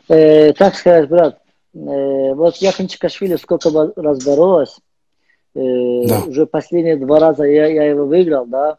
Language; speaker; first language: Russian; non-native, learner; Azerbaijani